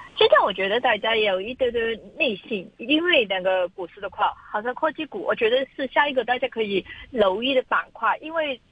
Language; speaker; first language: Chinese; non-native, local second language; Cantonese